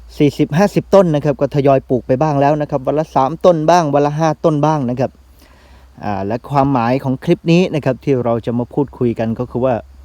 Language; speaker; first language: Thai; non-native, local second language; Northeastern Thai